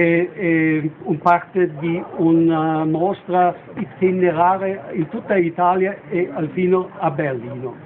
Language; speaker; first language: Italian; non-native, fluent; German